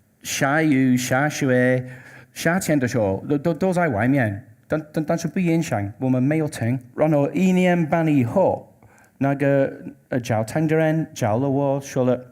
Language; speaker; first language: Chinese; non-native, learner; English